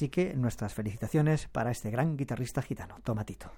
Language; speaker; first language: Spanish; native; Spanish